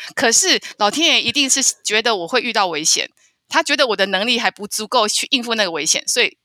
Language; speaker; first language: Chinese; native; Chinese